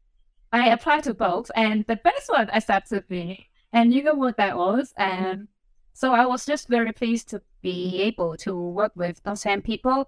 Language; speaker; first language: English; non-native, local second language; Cantonese